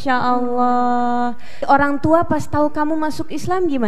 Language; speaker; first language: Indonesian; native; Indonesian